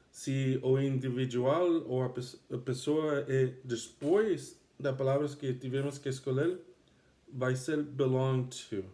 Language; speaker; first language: Portuguese; non-native, fluent; English